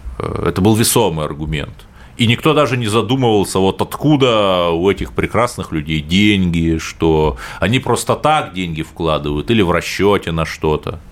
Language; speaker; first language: Russian; native; Russian